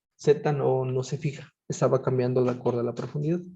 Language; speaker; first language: Spanish; native; Spanish